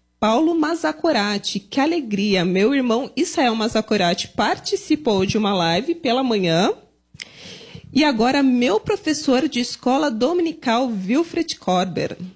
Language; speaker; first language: Portuguese; native; Portuguese